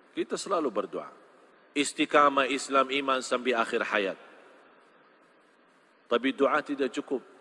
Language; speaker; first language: Indonesian; non-native, fluent; Arabic